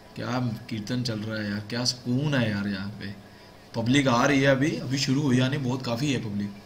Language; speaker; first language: Hindi; non-native, local second language; Punjabi